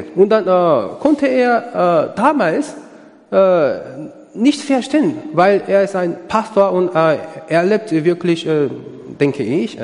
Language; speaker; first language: German; non-native, learner; Korean